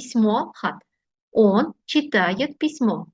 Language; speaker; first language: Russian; non-native, fluent; Uzbek